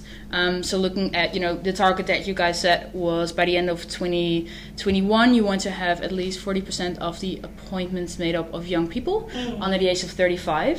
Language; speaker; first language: English; non-native, fluent; Dutch